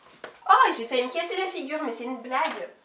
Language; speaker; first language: French; native; French